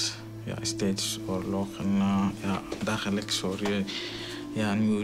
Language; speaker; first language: Dutch; non-native, learner; Somali